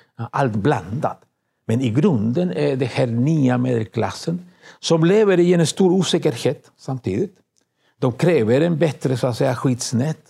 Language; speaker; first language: Swedish; non-native, fluent; Spanish